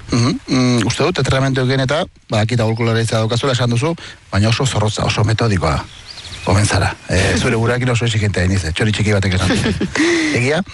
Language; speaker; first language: Basque; native; Basque